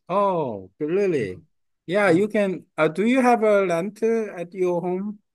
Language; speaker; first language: English; non-native, learner; Korean